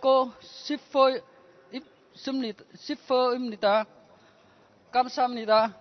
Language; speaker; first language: Korean; non-native, learner; Vietnamese